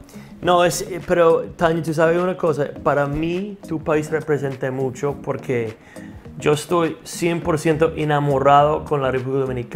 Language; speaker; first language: Spanish; non-native, fluent; English